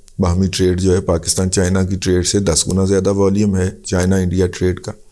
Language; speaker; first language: Urdu; native; Urdu